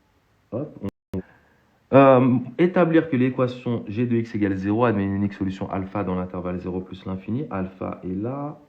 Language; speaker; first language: French; native; French